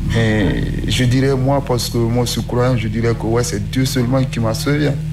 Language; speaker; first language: French; non-native, local second language; Susu